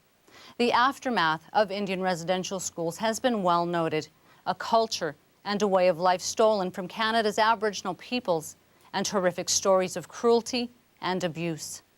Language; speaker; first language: English; native; English